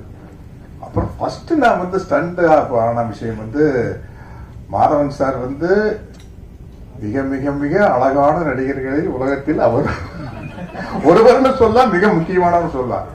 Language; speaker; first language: Tamil; native; Tamil